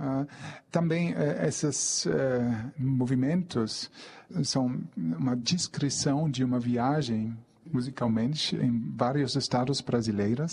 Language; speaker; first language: Portuguese; non-native, fluent; German